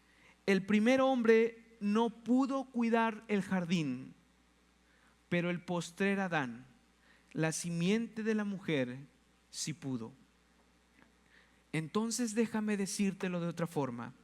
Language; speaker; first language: Spanish; native; Spanish